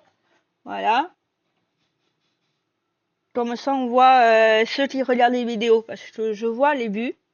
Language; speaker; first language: French; native; French